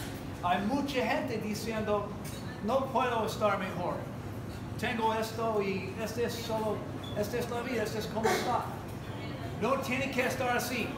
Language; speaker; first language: Spanish; non-native, learner; English